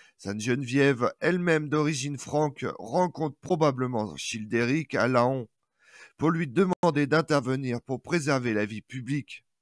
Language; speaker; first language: French; native; French